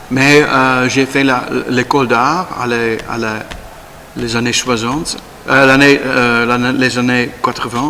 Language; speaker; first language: French; non-native, learner; Dutch